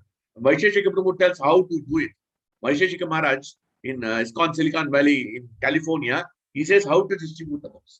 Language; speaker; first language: English; non-native, local second language; Hindi